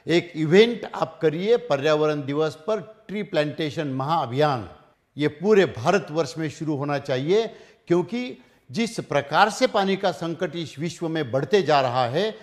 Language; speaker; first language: Hindi; non-native, local second language; Marathi